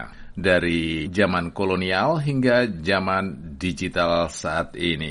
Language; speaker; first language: Indonesian; native; Indonesian